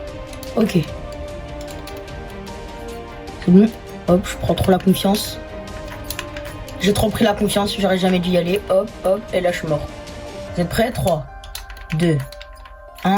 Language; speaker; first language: French; native; French